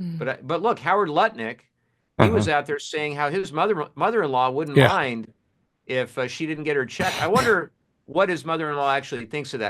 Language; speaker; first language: English; native; English